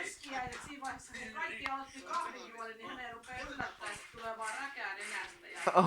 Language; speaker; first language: Finnish; native; Finnish